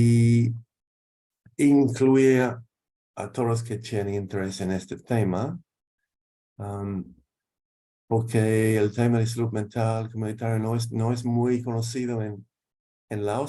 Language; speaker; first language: Spanish; non-native, fluent; English